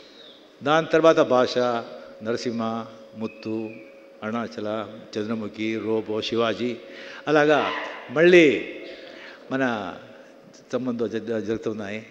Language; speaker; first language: Telugu; non-native, local second language; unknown